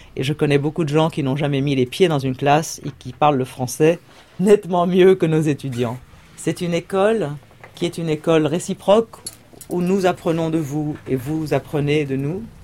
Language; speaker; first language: French; native; French